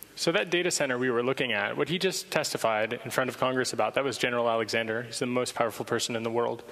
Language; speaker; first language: English; native; English